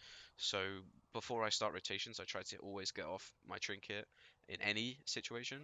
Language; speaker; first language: English; native; English